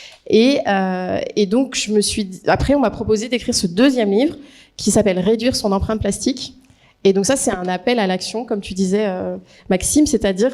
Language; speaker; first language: French; native; French